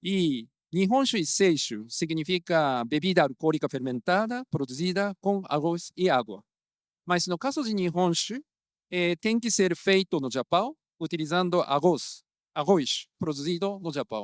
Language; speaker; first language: Portuguese; non-native, fluent; Japanese